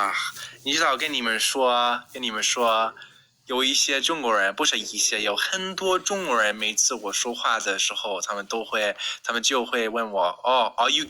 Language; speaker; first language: Chinese; non-native, learner; English